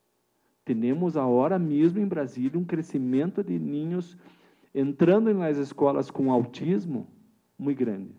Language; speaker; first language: Spanish; non-native, learner; Portuguese